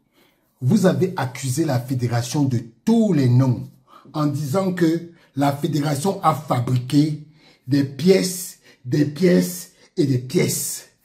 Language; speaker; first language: French; native; French